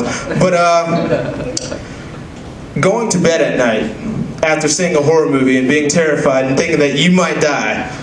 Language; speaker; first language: English; native; English